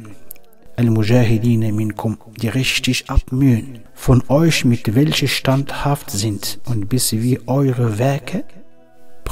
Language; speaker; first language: German; non-native, fluent; Arabic